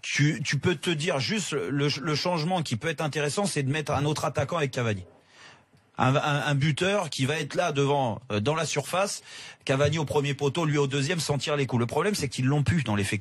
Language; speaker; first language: French; native; French